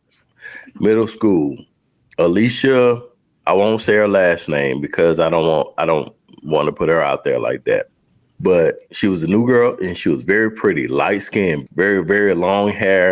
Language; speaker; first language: English; native; English